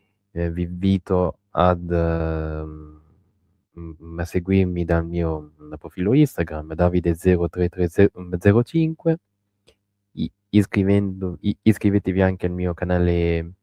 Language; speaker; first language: Italian; native; Italian